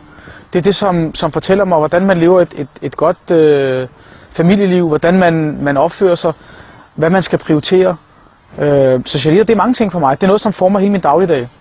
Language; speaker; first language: Danish; native; Danish